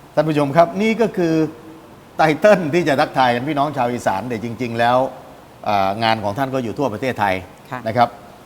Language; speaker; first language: Thai; native; Thai